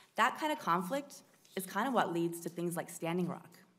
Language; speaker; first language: English; native; English